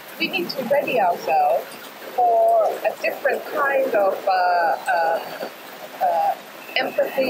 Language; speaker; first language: English; non-native, local second language; Cantonese